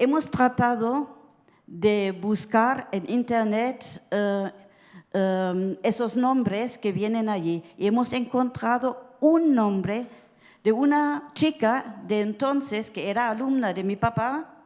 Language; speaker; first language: Spanish; early bilingual, heritage; Spanish